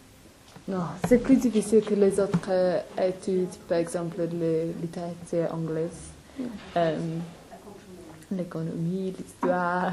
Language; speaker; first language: French; non-native, learner; English